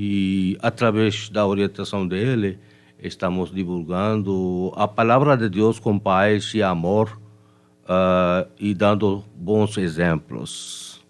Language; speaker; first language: Portuguese; non-native, fluent; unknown